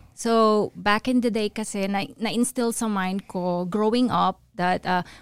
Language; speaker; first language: English; non-native, local second language; Filipino